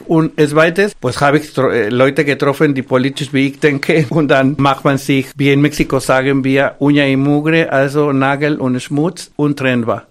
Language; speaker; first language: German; non-native, fluent; Spanish